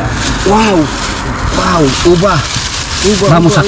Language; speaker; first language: Spanish; non-native, learner; Filipino